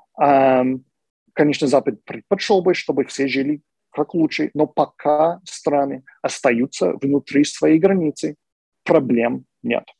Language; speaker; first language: Russian; non-native, fluent; English